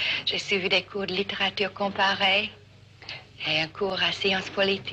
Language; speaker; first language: French; non-native, fluent; English